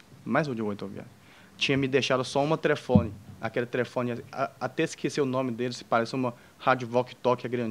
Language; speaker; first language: Portuguese; non-native, fluent; Chinese